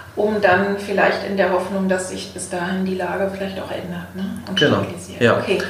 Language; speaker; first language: German; native; German